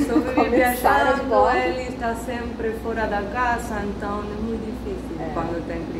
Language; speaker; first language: Portuguese; non-native, learner; Spanish